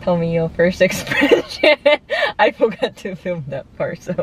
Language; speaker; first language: English; non-native, fluent; Japanese